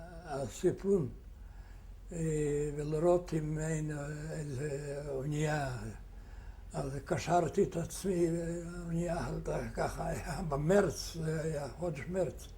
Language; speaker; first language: Hebrew; non-native, fluent; Yiddish